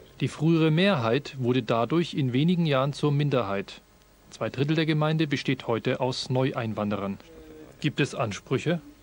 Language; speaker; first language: German; native; German